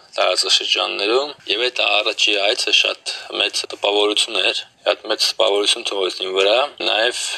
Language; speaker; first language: Armenian; early bilingual, heritage; Armenian